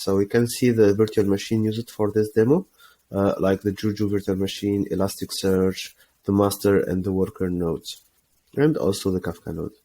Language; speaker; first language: English; non-native, fluent; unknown